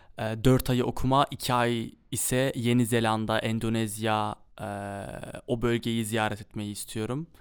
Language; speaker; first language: Turkish; early bilingual, heritage; Turkish